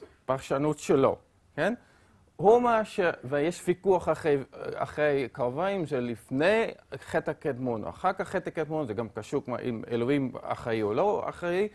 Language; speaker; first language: Hebrew; non-native, fluent; Dutch